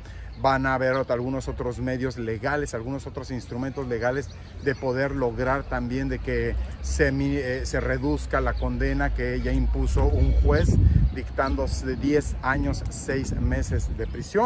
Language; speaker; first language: Spanish; native; Spanish